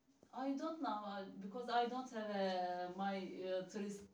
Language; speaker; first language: English; non-native, learner; Turkish